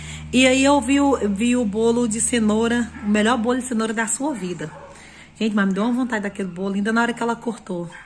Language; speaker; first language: Portuguese; native; Portuguese